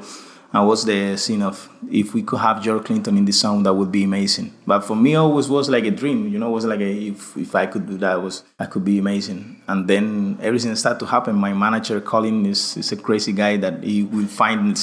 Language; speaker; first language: English; non-native, fluent; Spanish